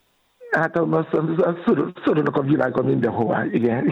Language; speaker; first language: Hungarian; non-native, learner; Yoruba